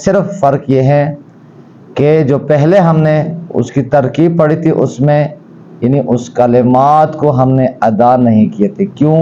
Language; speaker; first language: Urdu; native; Urdu